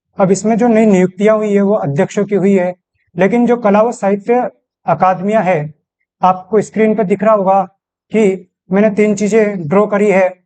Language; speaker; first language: Hindi; native; Hindi